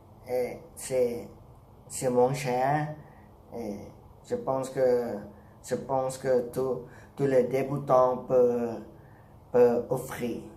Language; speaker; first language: French; non-native, learner; Thai